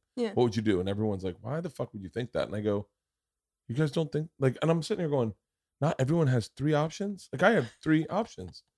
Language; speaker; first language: English; native; English